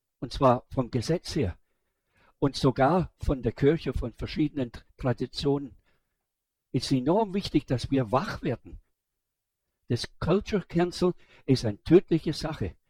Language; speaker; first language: German; non-native, fluent; English